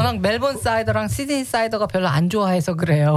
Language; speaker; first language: Korean; native; Korean